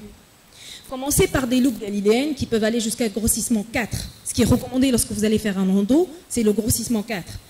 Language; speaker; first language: French; non-native, local second language; Arabic